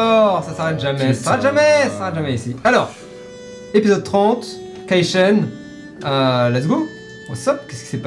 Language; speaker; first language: French; native; French